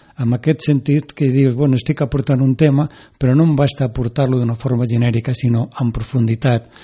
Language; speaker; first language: Catalan; non-native, local second language; Spanish